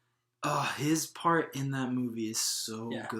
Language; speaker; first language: English; native; English